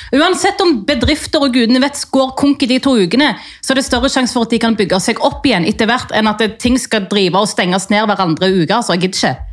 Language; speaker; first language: Norwegian; native; Norwegian